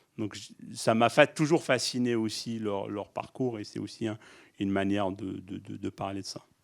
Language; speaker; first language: French; early bilingual, other home language; Arabic